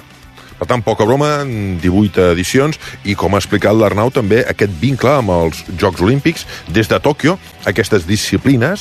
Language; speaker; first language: Catalan; native; Catalan